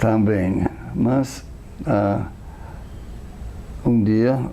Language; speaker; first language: Portuguese; non-native, fluent; English